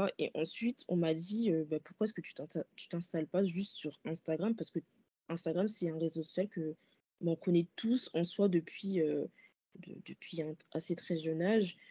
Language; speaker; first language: French; early bilingual, other home language; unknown